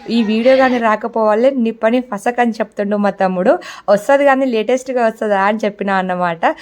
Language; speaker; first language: Telugu; non-native, local second language; Lambadi